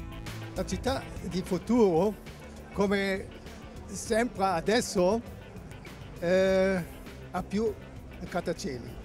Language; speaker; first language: Italian; non-native, learner; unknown